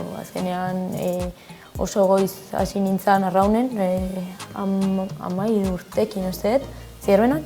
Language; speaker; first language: Basque; non-native, local second language; Spanish